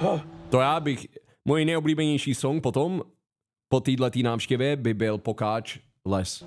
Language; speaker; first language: Czech; native; Czech